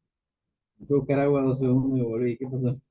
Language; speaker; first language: Spanish; native; Spanish